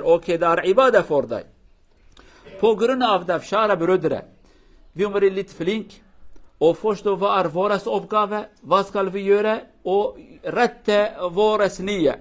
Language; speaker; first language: Swedish; non-native, learner; Kurdish